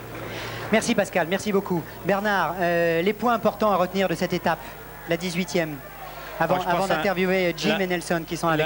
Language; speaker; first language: French; native; French